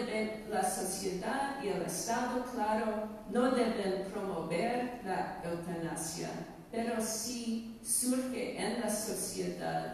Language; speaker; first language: Spanish; non-native, fluent; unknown